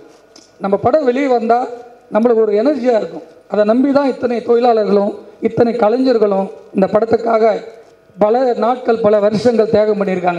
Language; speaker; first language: Tamil; native; Tamil